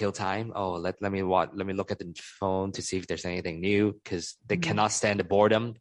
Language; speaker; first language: English; non-native, local second language; Cantonese